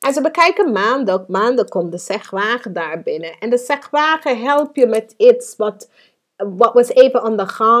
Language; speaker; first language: Dutch; non-native, fluent; English